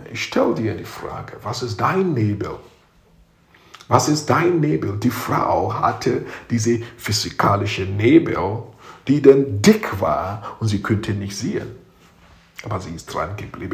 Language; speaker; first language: German; non-native, fluent; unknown